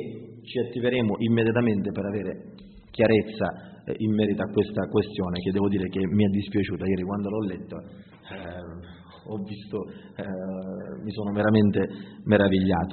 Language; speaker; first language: Italian; native; Italian